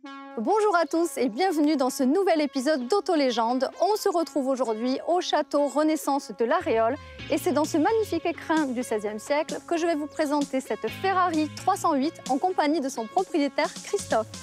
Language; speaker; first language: French; native; French